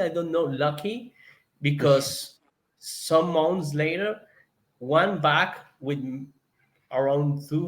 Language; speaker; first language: English; non-native, learner; Spanish